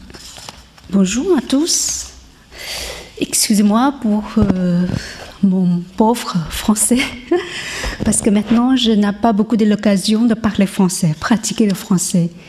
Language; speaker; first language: French; non-native, learner; Chinese